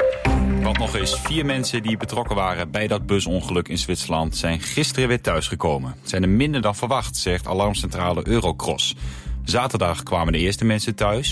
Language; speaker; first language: Dutch; native; Dutch